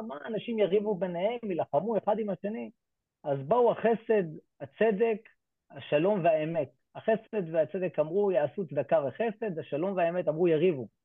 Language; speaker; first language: Hebrew; native; Hebrew